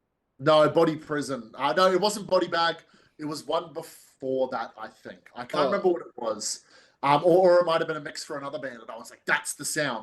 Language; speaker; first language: English; native; English